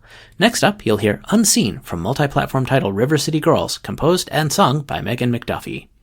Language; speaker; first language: English; native; English